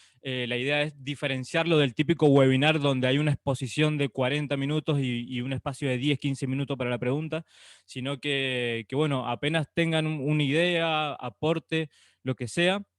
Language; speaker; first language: Spanish; native; Spanish